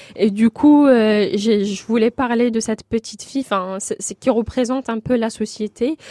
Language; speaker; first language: French; non-native, local second language; Arabic